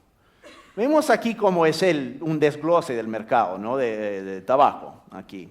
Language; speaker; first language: Spanish; non-native, fluent; English